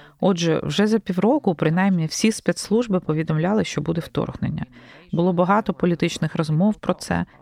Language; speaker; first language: Ukrainian; native; Ukrainian